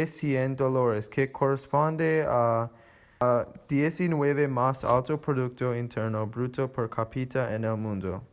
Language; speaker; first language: Spanish; non-native, learner; English